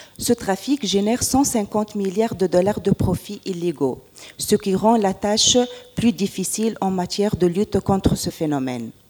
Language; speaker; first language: French; non-native, local second language; Arabic